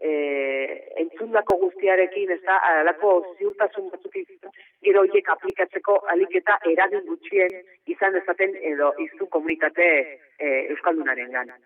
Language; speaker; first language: Basque; native; Basque